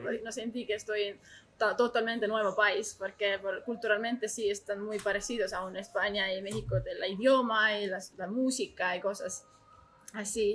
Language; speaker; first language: Spanish; non-native, learner; Estonian